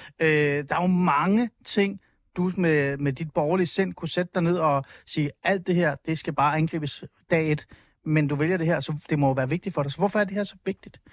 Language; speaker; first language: Danish; early bilingual, other home language; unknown